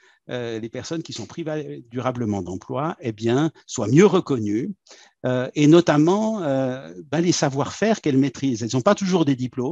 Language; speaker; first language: French; native; French